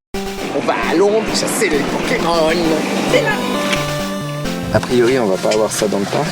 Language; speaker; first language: French; native; French